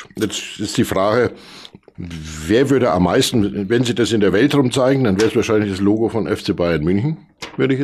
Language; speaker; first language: German; native; German